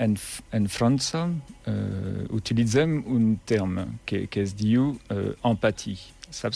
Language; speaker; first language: Catalan; non-native, learner; French